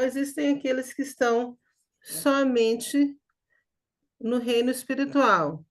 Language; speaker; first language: Portuguese; native; Portuguese